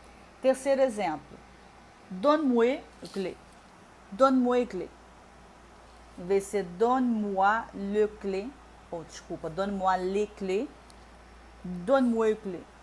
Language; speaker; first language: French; non-native, fluent; Portuguese